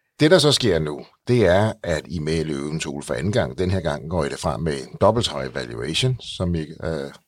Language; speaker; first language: Danish; native; Danish